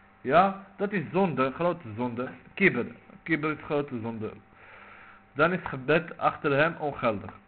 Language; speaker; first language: Dutch; non-native, local second language; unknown